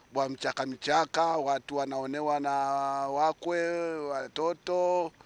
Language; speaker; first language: Swahili; native; Swahili